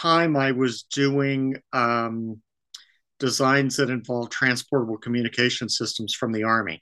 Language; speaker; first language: English; native; English